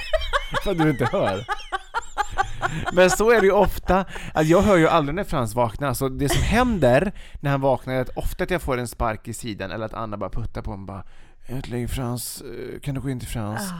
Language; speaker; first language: Swedish; native; Swedish